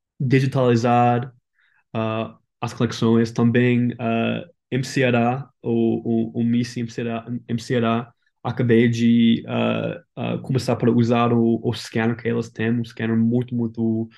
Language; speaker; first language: Portuguese; non-native, learner; English